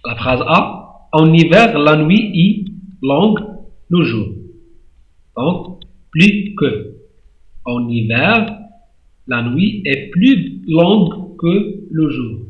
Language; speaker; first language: French; non-native, local second language; Arabic